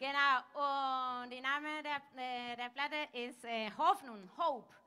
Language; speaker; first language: German; non-native, fluent; Galician